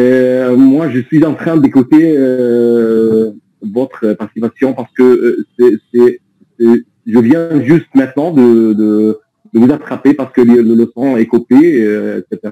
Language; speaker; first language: French; non-native, fluent; Arabic